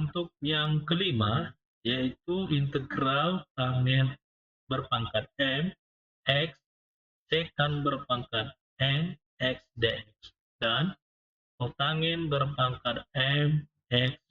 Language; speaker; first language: Indonesian; native; Indonesian